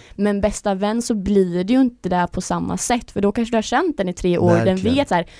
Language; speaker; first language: Swedish; native; Swedish